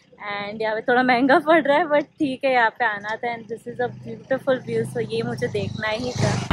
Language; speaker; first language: Hindi; native; Hindi